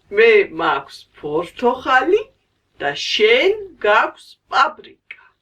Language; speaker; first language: Georgian; non-native, learner; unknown